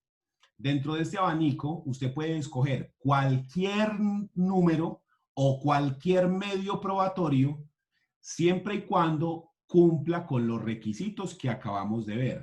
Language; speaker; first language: Spanish; native; Spanish